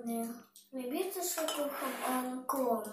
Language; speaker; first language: Vietnamese; early bilingual, heritage; Vietnamese